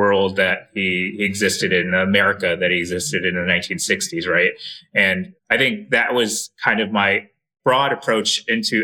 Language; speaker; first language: English; native; English